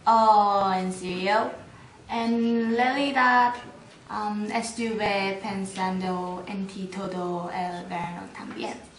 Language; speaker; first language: Spanish; non-native, learner; English